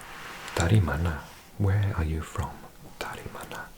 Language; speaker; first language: Indonesian; non-native, learner; Welsh